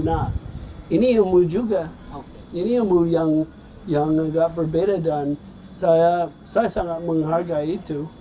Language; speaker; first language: Indonesian; non-native, fluent; English